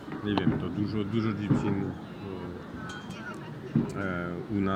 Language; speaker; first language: Polish; non-native, fluent; French